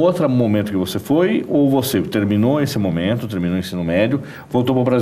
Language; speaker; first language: Portuguese; native; Portuguese